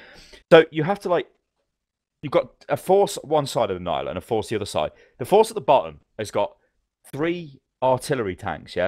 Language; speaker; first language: English; native; English